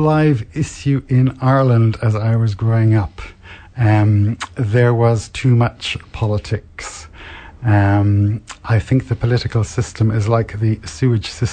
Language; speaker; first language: English; native; English